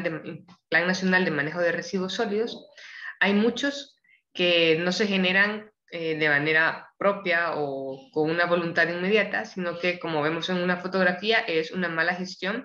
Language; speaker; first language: Spanish; native; Spanish